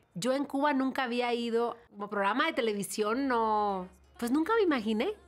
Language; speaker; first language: Spanish; native; Spanish